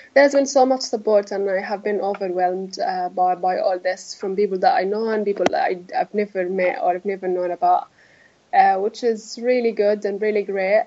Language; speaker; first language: English; non-native, fluent; Arabic